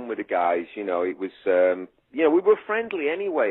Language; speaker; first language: English; native; English